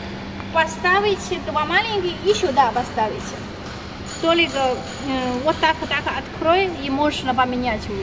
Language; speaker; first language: Russian; non-native, learner; Chinese